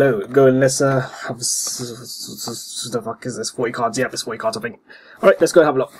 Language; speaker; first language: English; native; English